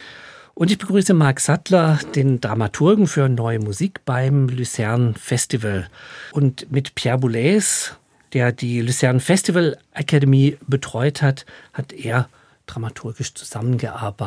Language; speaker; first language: German; native; German